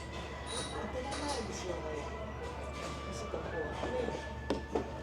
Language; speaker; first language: Japanese; native; Japanese